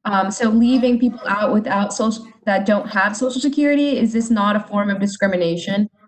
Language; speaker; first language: English; early bilingual, other home language; Spanish